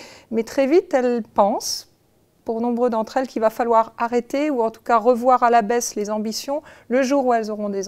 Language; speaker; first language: French; native; French